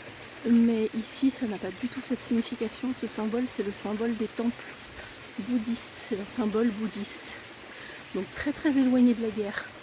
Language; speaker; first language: French; native; French